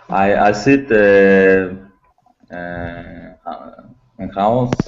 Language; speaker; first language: English; non-native, learner; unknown